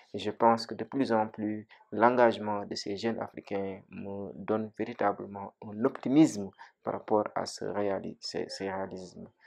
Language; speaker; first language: French; non-native, local second language; Wolof